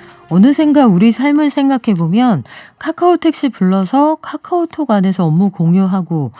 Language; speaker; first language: Korean; native; Korean